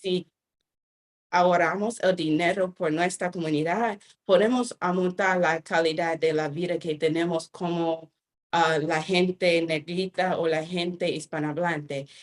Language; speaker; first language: Spanish; non-native, fluent; English